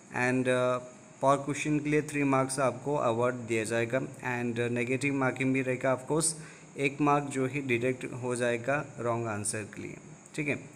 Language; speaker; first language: Hindi; non-native, local second language; Odia